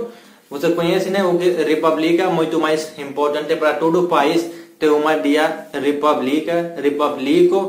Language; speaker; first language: Portuguese; non-native, learner; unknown